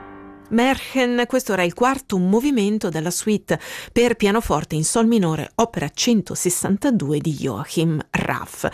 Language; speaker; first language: Italian; native; Italian